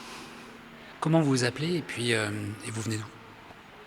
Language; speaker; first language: French; native; French